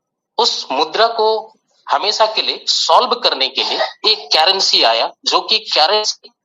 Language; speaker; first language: Hindi; native; Hindi